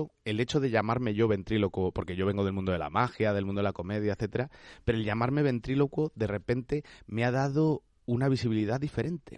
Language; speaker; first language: Spanish; native; Spanish